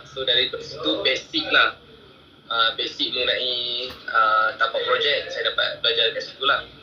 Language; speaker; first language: Malay; native; Malay